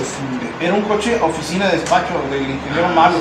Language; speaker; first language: Spanish; native; Spanish